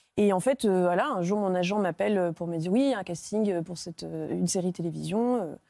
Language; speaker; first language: French; native; French